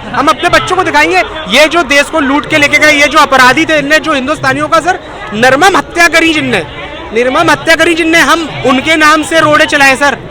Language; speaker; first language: Hindi; native; Hindi